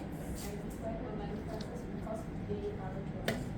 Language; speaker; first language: English; non-native, learner; Indonesian